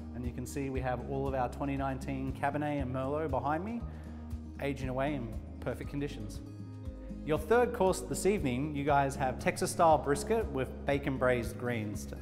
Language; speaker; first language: English; native; English